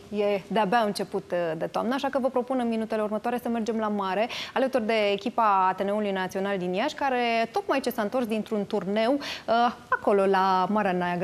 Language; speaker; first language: Romanian; native; Romanian